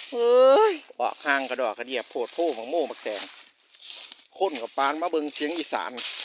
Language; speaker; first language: Thai; native; Thai